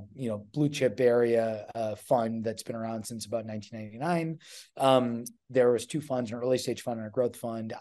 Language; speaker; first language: English; native; English